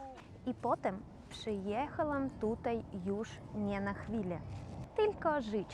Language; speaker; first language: Polish; non-native, fluent; Russian